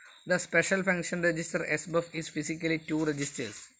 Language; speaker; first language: English; non-native, local second language; Malayalam